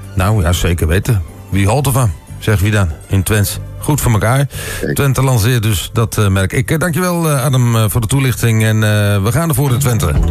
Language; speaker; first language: Dutch; native; Dutch